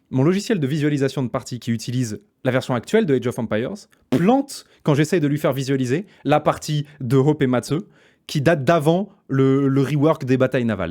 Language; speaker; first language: French; native; French